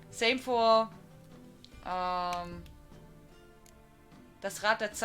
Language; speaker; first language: German; native; German